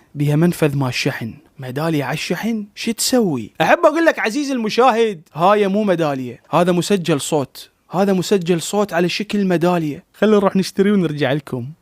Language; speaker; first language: Arabic; native; Arabic